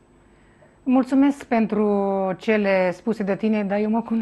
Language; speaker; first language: Romanian; native; Romanian